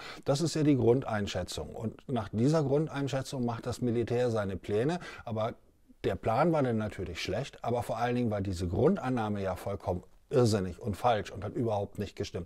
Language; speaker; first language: German; native; German